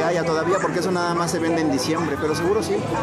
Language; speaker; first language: Spanish; native; Spanish